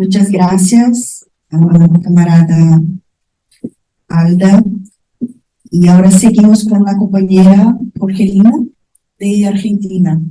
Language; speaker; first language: Spanish; non-native, fluent; Portuguese